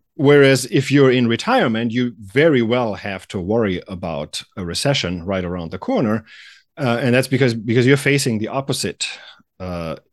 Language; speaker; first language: English; non-native, fluent; German